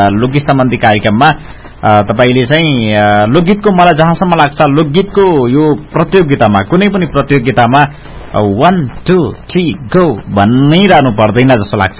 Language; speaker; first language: Nepali; non-native, local second language; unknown